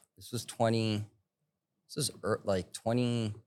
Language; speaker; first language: English; early bilingual, other home language; Hebrew